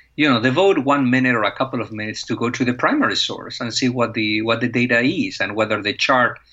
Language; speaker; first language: English; non-native, fluent; Spanish